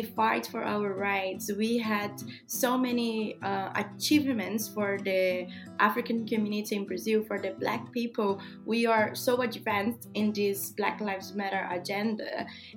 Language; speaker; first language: English; non-native, fluent; Portuguese